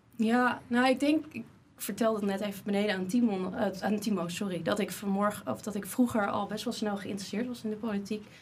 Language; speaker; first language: Dutch; native; Dutch